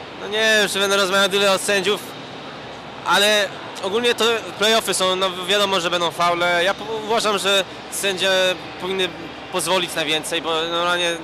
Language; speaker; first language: Polish; early bilingual, heritage; Polish